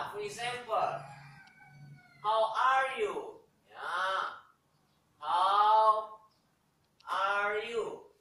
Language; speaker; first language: English; non-native, learner; Indonesian